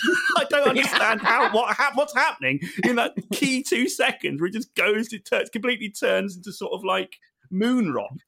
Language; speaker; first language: English; native; English